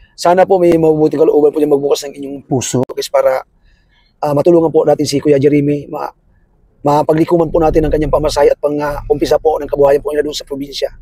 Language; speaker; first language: Filipino; non-native, local second language; Cebuano